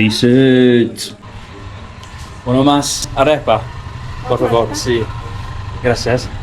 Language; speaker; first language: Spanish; non-native, learner; English